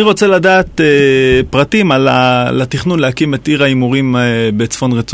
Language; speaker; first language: Hebrew; native; Hebrew